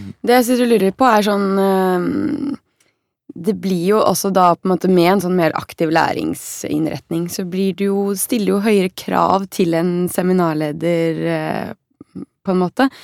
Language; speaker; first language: Norwegian; native; Norwegian